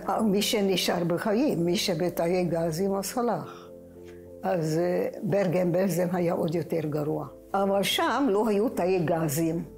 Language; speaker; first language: Hebrew; non-native, fluent; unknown